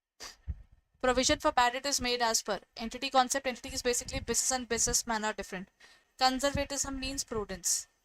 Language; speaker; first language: English; non-native, local second language; Hindi